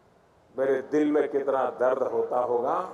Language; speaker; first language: Hindi; non-native, local second language; Gujarati